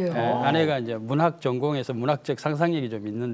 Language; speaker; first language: Korean; native; Korean